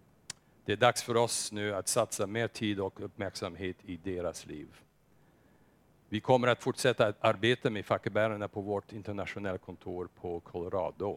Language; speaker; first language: Swedish; non-native, fluent; English